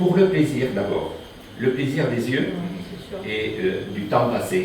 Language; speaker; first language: French; native; French